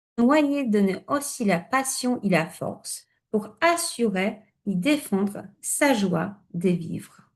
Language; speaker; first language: French; non-native, fluent; Polish